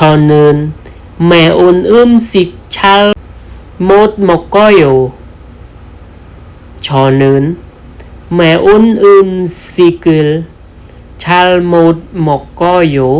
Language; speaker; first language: Korean; non-native, fluent; Khmer